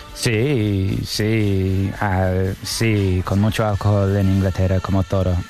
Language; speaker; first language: Spanish; non-native, fluent; English